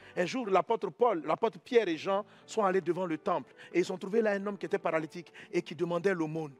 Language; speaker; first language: French; non-native, local second language; Dyula